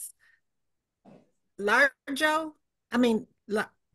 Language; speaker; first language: Spanish; non-native, learner; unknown